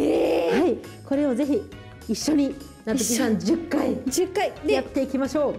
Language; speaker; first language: Japanese; native; Japanese